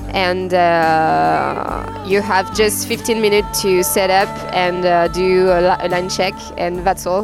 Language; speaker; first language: English; non-native, fluent; French